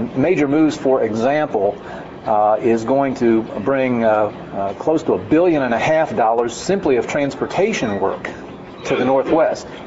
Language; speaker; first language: English; native; English